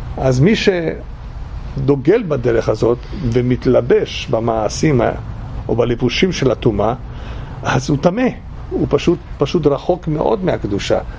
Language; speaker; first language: Hebrew; non-native, fluent; English